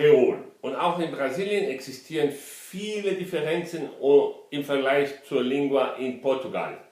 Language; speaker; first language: German; non-native, fluent; Portuguese